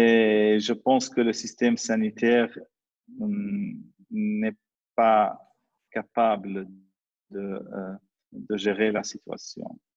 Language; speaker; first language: French; non-native, fluent; Arabic